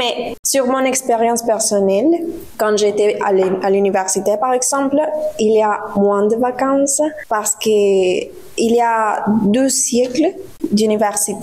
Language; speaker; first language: French; non-native, learner; Spanish